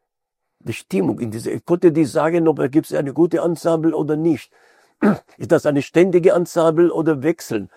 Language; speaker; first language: German; non-native, fluent; Hebrew